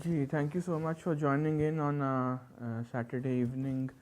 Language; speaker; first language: English; non-native, local second language; Urdu